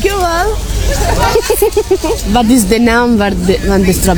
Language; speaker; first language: Dutch; non-native, learner; Spanish